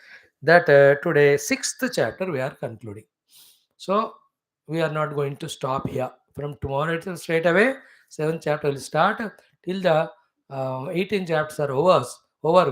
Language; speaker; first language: English; non-native, local second language; Hindi